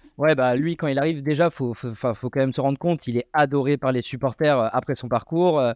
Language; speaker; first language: French; native; French